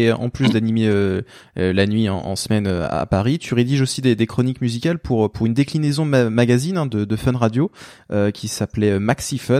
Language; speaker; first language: French; native; French